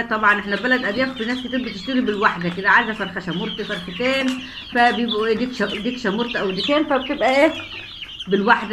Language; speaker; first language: Arabic; native; Arabic